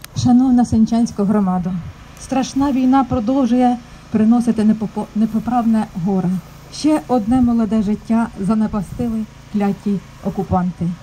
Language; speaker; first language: Ukrainian; native; Ukrainian